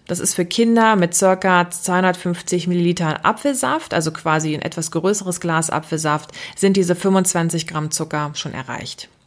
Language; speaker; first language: German; native; German